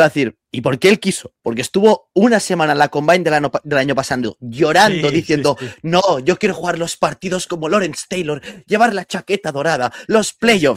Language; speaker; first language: Spanish; native; Spanish